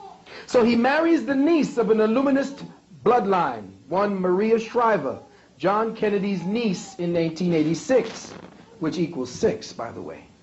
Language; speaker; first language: English; native; English